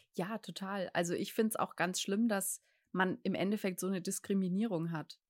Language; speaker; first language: German; native; German